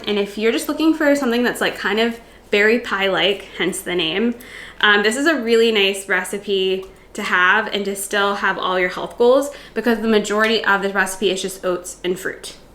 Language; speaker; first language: English; native; English